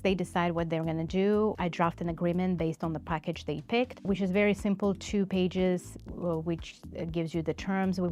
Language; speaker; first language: English; non-native, fluent; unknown